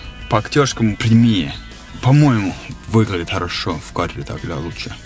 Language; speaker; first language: Russian; non-native, fluent; Finnish